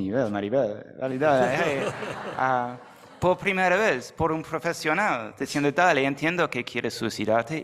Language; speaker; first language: Spanish; non-native, fluent; English